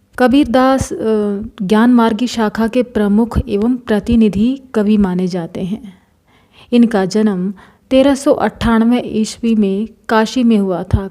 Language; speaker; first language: Hindi; native; Hindi